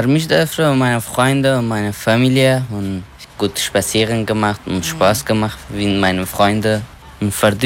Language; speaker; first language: German; non-native, learner; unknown